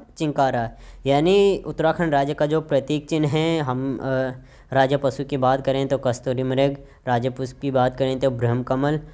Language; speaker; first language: Hindi; native; Hindi